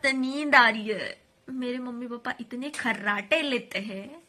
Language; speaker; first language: Hindi; non-native, local second language; Marathi